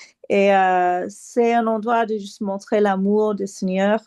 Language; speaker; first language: French; non-native, fluent; English